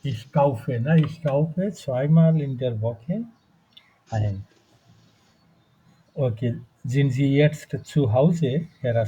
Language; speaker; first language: German; non-native, fluent; Bangla